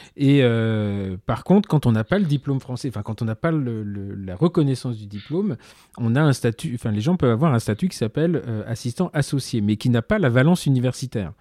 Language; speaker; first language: French; native; French